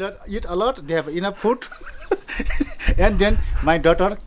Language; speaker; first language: English; non-native, learner; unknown